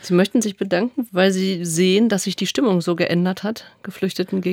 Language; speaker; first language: German; native; German